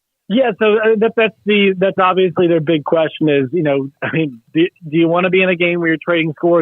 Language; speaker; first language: English; native; English